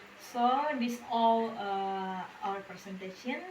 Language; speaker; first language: English; non-native, learner; Indonesian